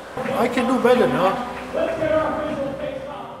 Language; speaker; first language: English; non-native, learner; Croatian